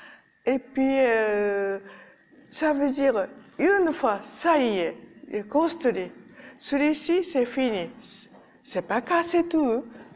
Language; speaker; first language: French; non-native, learner; Japanese